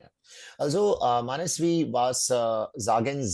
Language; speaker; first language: German; non-native, fluent; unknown